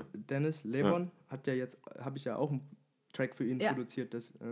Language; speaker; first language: German; native; German